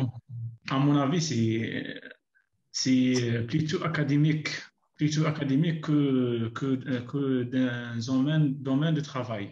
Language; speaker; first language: French; non-native, learner; Arabic